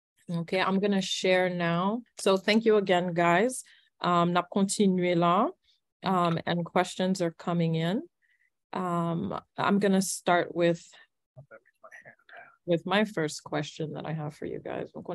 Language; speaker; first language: English; early bilingual, other home language; Haitian Creole